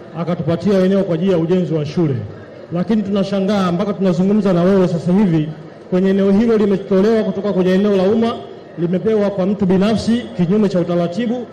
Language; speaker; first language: Swahili; native; Swahili